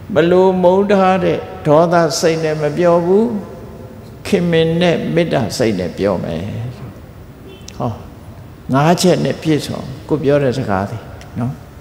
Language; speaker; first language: Burmese; native; Burmese